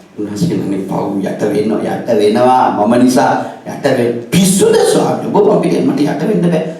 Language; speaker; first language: Sinhala; native; Sinhala